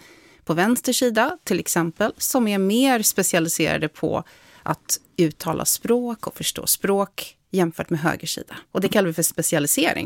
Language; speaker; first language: Swedish; native; Swedish